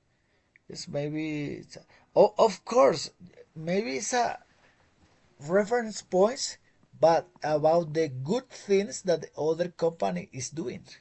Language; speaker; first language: English; non-native, fluent; Spanish